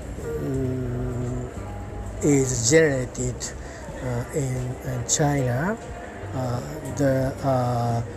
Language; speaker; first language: English; non-native, learner; Japanese